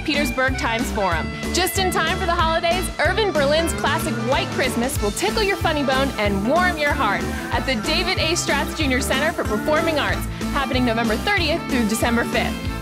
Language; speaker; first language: English; native; English